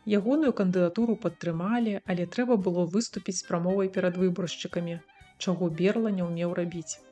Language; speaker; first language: Belarusian; native; Belarusian